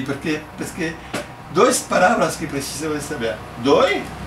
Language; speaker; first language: Spanish; non-native, learner; Portuguese